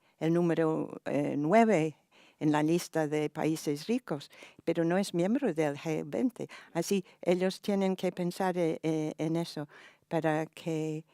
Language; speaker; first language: Spanish; non-native, fluent; English